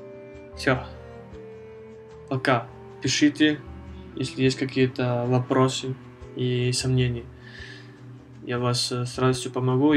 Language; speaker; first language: Russian; non-native, fluent; Spanish